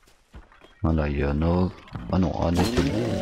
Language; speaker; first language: French; native; French